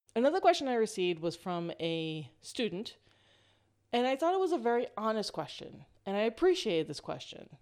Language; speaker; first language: English; native; English